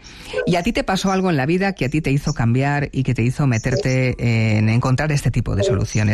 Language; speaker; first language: Spanish; native; Spanish